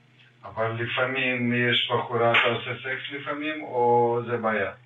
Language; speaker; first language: Hebrew; non-native, fluent; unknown